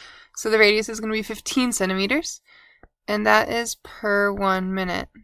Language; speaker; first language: English; native; English